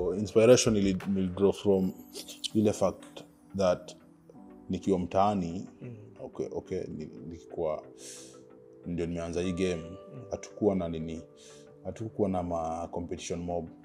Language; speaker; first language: Swahili; native; Swahili